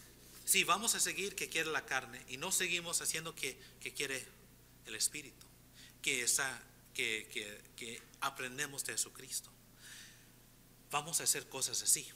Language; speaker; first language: Spanish; non-native, fluent; English